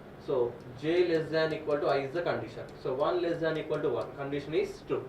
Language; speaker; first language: English; non-native, local second language; Telugu